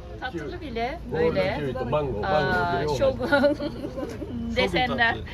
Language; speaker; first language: Turkish; non-native, fluent; Japanese